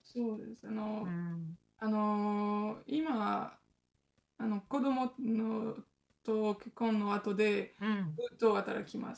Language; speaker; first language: Japanese; non-native, learner; French